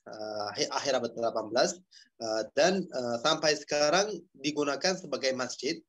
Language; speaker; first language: Indonesian; non-native, fluent; Uzbek